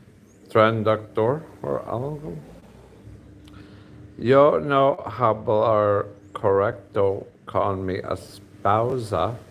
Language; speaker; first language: Spanish; non-native, learner; English